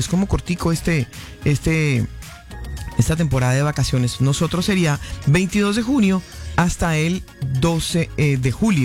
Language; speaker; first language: Spanish; native; Spanish